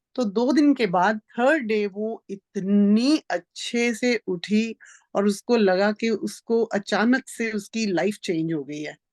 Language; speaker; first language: Hindi; non-native, local second language; Punjabi